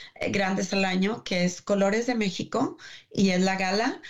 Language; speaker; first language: Spanish; native; Spanish